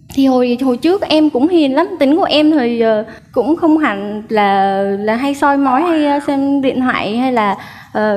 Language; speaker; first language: Vietnamese; native; Vietnamese